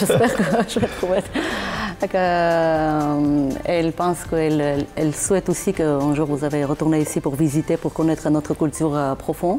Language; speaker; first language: French; non-native, fluent; Armenian